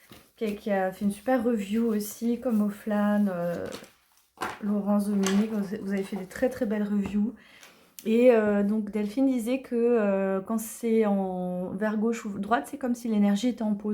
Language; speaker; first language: French; native; French